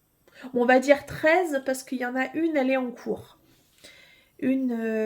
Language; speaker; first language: French; native; French